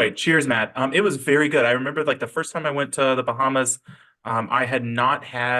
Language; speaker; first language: English; native; English